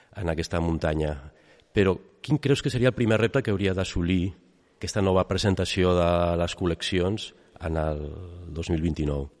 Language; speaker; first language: Catalan; native; Catalan